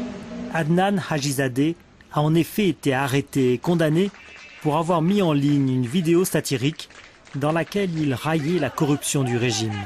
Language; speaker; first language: French; native; French